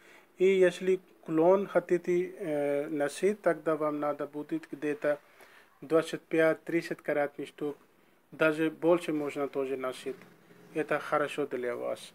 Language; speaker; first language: Russian; non-native, learner; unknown